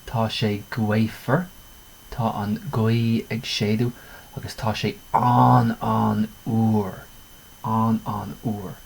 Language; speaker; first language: Irish; non-native, local second language; English